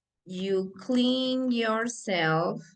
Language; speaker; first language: English; non-native, fluent; Spanish